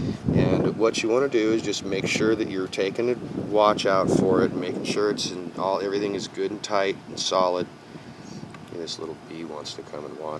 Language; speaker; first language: English; native; English